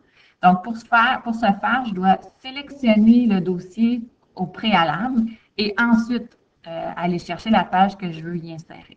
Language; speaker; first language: French; native; French